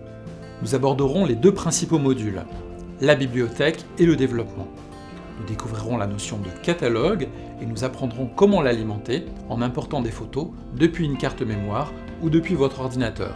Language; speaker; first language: French; native; French